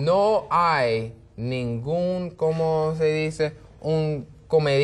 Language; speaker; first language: Spanish; non-native, learner; English